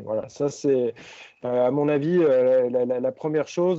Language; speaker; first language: French; native; French